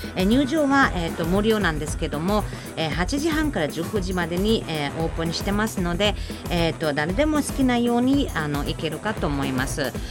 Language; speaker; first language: Japanese; non-native, fluent; German